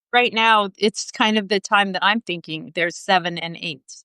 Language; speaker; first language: English; native; English